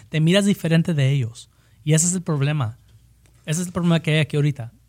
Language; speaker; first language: Spanish; early bilingual, heritage; Spanish